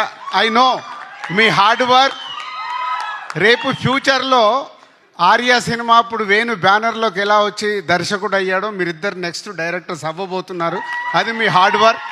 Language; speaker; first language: Telugu; native; Telugu